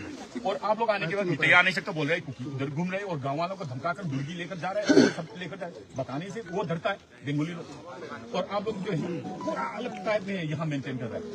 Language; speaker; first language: Hindi; non-native, local second language; Manipuri